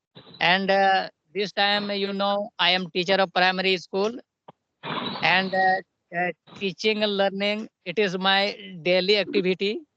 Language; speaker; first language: English; non-native, learner; Hindi